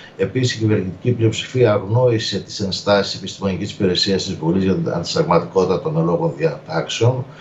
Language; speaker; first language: Greek; native; Greek